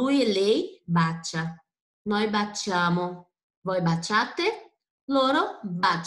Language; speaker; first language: Italian; non-native, fluent; Portuguese